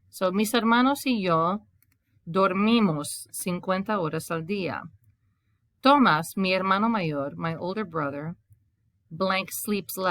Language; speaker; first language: Spanish; non-native, fluent; English